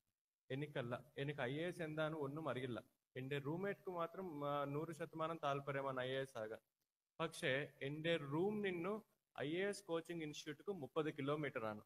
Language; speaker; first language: Malayalam; non-native, learner; Telugu